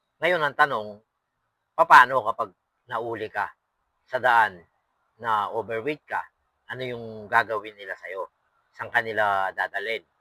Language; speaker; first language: Filipino; non-native, local second language; Pampanga